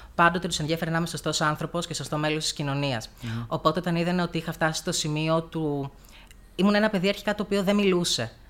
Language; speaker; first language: Greek; native; Greek